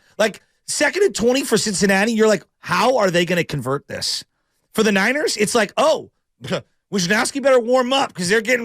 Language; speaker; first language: English; native; English